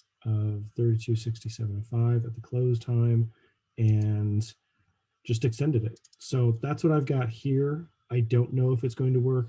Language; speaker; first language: English; native; English